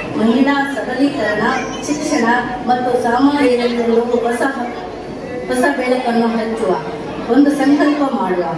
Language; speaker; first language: Kannada; native; Kannada